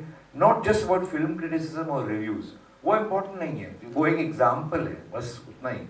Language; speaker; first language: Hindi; non-native, local second language; Tamil